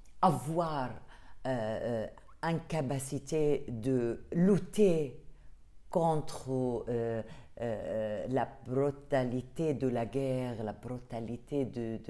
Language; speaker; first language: French; non-native, learner; Arabic